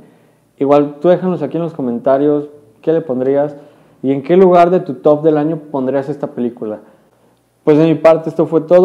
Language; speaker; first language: Spanish; native; Spanish